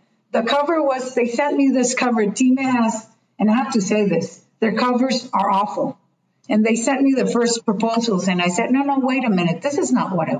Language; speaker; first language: English; non-native, fluent; Spanish